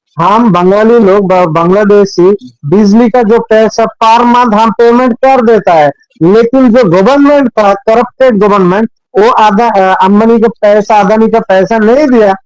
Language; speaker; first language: Hindi; non-native, fluent; Bangla